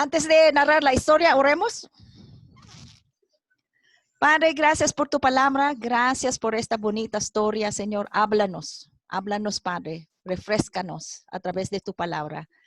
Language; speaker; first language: Spanish; non-native, fluent; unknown